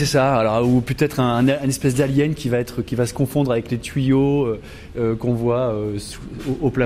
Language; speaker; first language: French; native; French